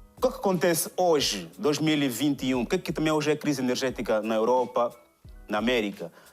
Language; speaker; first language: Portuguese; native; Portuguese